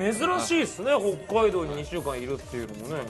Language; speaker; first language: Japanese; native; Japanese